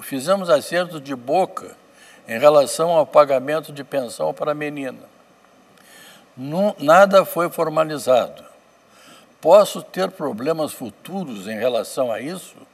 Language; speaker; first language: Portuguese; native; Portuguese